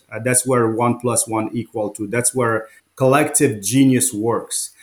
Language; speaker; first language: English; non-native, fluent; Arabic